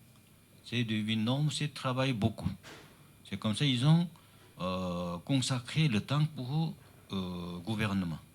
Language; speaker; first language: French; non-native, learner; Chinese